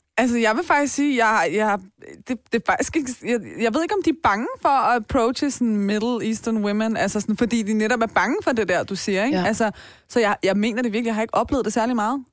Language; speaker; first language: Danish; early bilingual, other home language; Persian